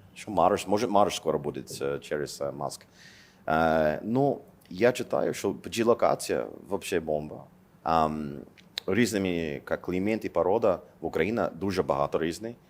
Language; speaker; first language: Ukrainian; non-native, learner; English